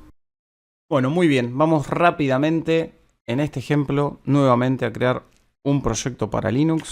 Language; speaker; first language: Spanish; native; Spanish